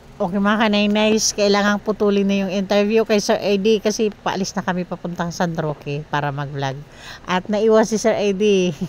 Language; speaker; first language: Filipino; non-native, local second language; Waray